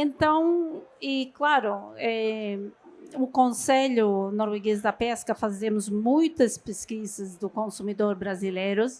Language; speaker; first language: Portuguese; non-native, fluent; Norwegian